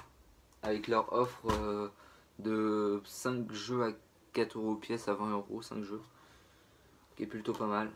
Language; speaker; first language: French; native; French